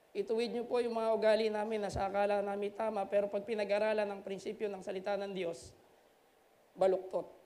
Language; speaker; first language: Filipino; native; Filipino